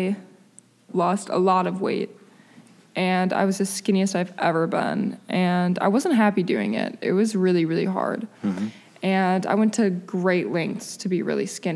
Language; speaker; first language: English; early bilingual, other home language; Spanish